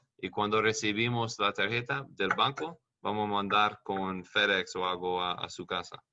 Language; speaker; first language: Spanish; non-native, learner; English